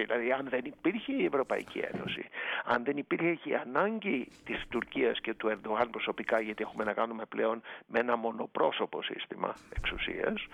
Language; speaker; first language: Greek; native; Greek